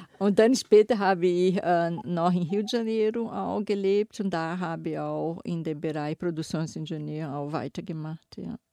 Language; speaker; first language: German; non-native, fluent; Portuguese